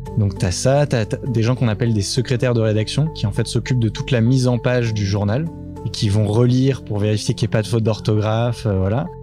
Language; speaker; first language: French; native; French